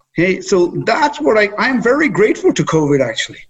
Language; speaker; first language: English; native; English